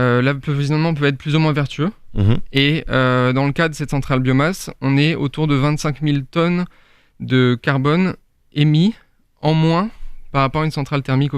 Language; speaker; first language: French; native; French